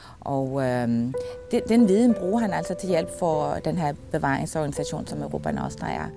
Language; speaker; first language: Danish; native; Danish